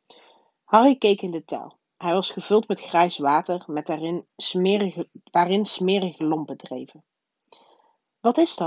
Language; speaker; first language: Dutch; native; Dutch